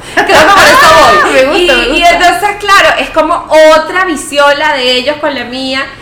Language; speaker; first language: Spanish; native; Spanish